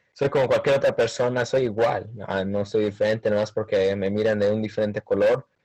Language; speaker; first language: Spanish; early bilingual, heritage; Spanish